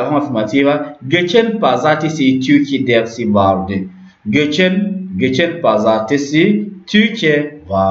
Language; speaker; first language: Turkish; non-native, learner; French